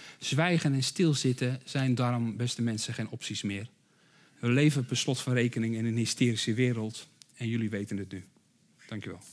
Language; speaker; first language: Dutch; native; Dutch